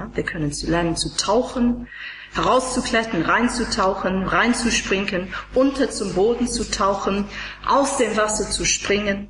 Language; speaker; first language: German; non-native, fluent; English